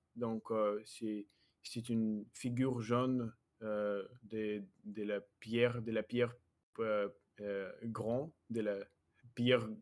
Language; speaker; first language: French; non-native, learner; Russian